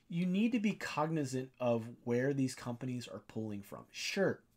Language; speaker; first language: English; native; English